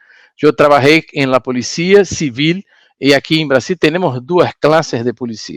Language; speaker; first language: Spanish; non-native, learner; Portuguese